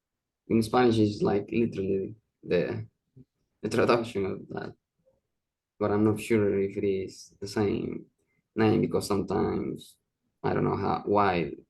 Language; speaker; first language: English; non-native, learner; Spanish